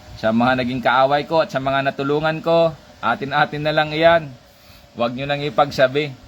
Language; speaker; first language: Filipino; non-native, local second language; Hiligaynon